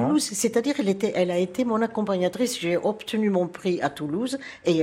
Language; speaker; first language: French; native; French